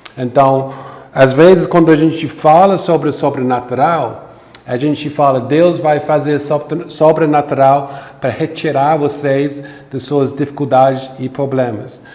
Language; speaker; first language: Portuguese; non-native, fluent; English